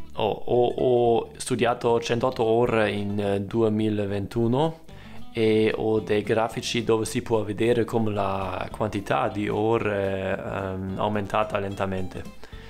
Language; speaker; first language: Italian; non-native, learner; German